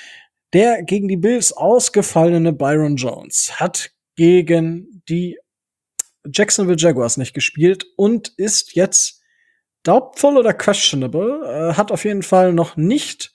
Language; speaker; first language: German; native; German